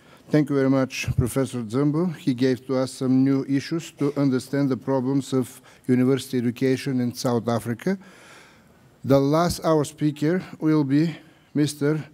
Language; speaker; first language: English; non-native, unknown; Bulgarian